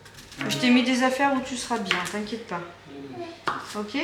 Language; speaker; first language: French; native; French